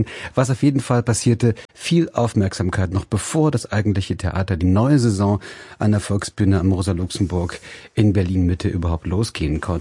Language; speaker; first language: German; native; German